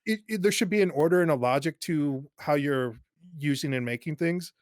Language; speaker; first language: English; native; English